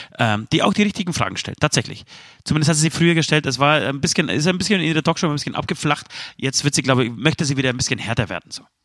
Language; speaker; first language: German; early bilingual, other home language; Polish